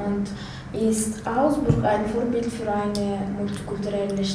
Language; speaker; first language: German; non-native, learner; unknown